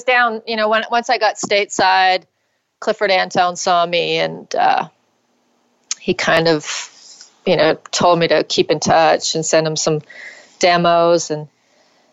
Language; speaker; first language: English; native; English